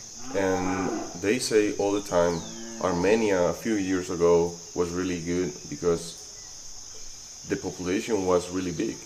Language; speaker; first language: English; non-native, fluent; Spanish